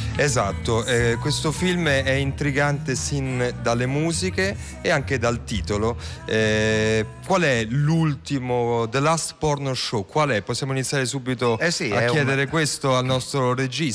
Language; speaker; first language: Italian; native; Italian